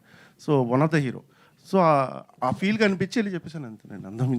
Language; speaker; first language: Telugu; native; Telugu